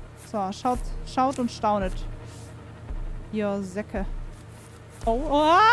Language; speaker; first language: German; native; German